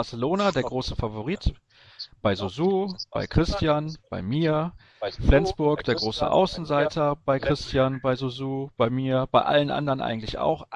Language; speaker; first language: German; native; German